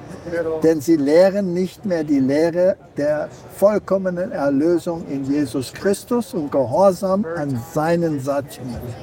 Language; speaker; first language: German; early bilingual, heritage; German